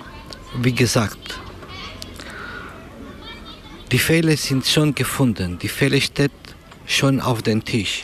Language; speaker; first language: German; non-native, learner; Romanian